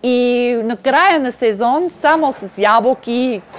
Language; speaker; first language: Bulgarian; non-native, learner; English